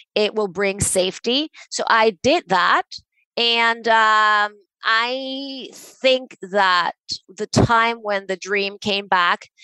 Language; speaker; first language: English; non-native, fluent; Spanish